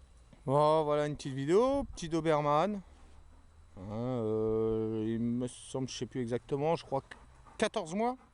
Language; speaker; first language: French; native; French